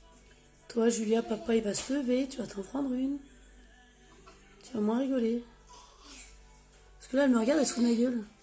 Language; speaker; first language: French; native; French